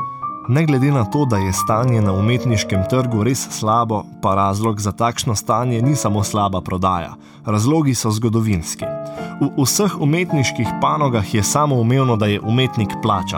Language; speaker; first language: Slovenian; native; Slovenian